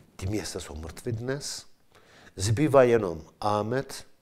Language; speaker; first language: Czech; non-native, fluent; Kurdish